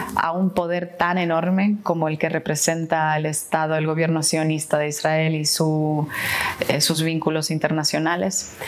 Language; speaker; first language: Spanish; non-native, fluent; Russian